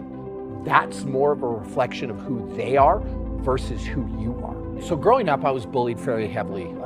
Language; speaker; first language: English; native; English